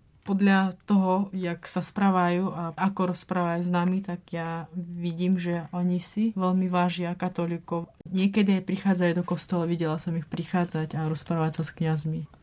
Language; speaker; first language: Slovak; non-native, fluent; Russian